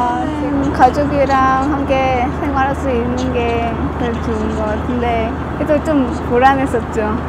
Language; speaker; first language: Korean; early bilingual, other home language; Khmer